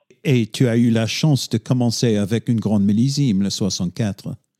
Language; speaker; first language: French; non-native, fluent; English